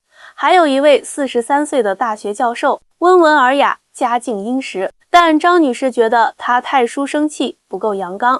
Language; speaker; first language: Chinese; native; Chinese